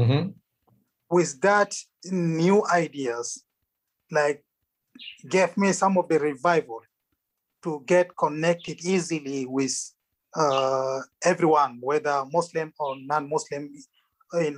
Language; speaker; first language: English; non-native, fluent; Arabic